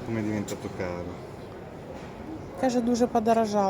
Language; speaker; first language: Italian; non-native, learner; Ukrainian